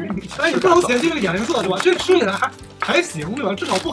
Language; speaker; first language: Chinese; native; Chinese